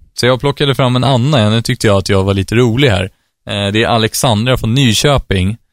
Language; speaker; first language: Swedish; native; Swedish